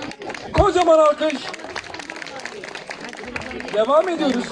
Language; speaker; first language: Turkish; native; Turkish